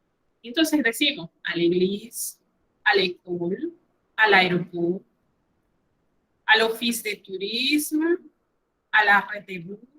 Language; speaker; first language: French; non-native, fluent; Spanish